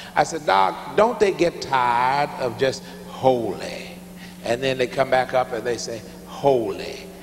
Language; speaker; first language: English; native; English